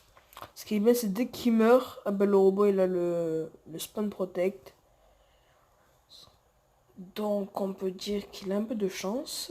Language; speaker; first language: French; native; French